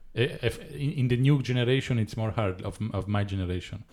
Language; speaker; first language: English; non-native, fluent; Italian